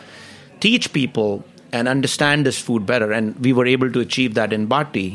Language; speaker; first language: English; non-native, local second language; Hindi